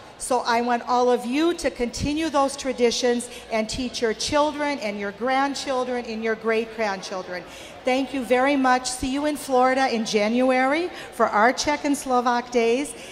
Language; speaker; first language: English; early bilingual, other home language; Czech